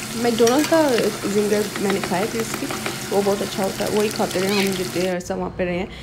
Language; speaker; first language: Urdu; native; Urdu